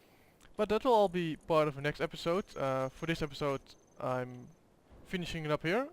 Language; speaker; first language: English; non-native, fluent; Dutch